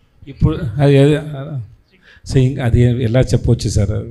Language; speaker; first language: Telugu; non-native, learner; Tamil